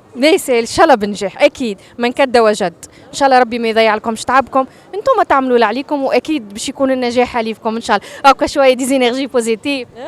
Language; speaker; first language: Arabic; native; Arabic